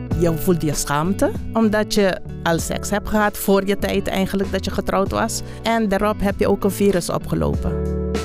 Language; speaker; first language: Dutch; non-native, local second language; Papiamento